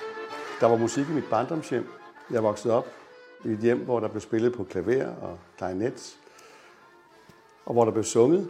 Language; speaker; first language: Danish; native; Danish